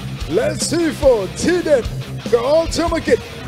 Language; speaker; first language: English; non-native, fluent; Thai